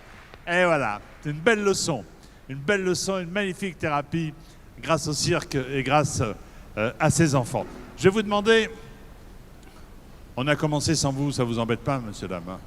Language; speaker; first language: French; native; French